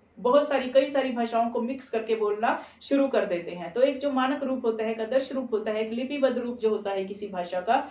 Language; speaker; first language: Hindi; non-native, local second language; Punjabi